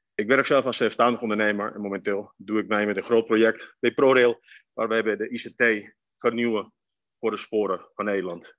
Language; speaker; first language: Dutch; non-native, fluent; Spanish